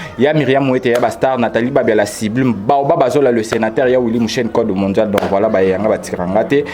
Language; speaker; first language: Lingala; native; Lingala